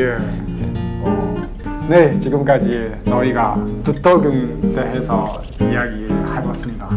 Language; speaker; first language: Korean; non-native, learner; Chinese